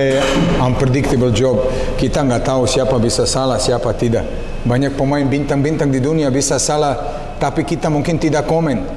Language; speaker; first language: Indonesian; non-native, learner; Serbian